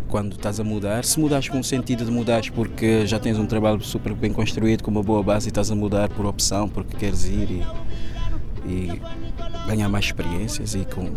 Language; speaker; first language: Portuguese; non-native, local second language; Kabuverdianu